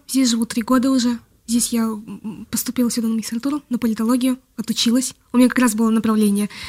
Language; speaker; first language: Russian; non-native, local second language; Kyrgyz